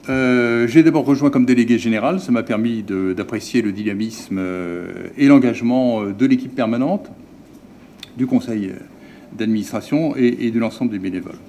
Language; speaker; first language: French; native; French